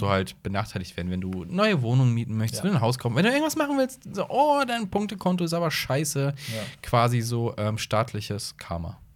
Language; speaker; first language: German; native; German